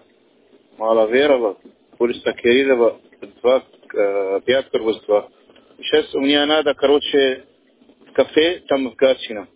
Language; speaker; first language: Russian; non-native, local second language; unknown